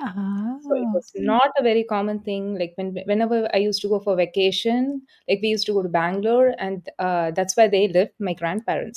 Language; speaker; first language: English; non-native, local second language; Tamil